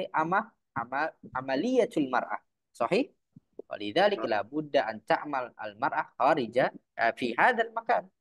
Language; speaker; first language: Arabic; non-native, fluent; Indonesian